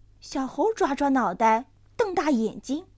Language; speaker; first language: Chinese; native; Chinese